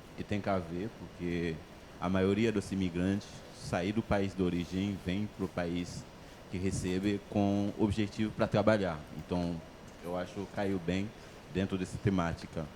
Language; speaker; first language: Portuguese; non-native, fluent; Haitian Creole